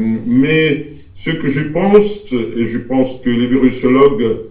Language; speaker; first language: French; non-native, fluent; Russian